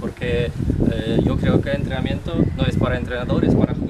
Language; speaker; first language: Spanish; non-native, learner; Polish